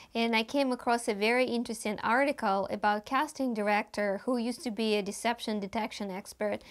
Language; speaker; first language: English; non-native, fluent; Russian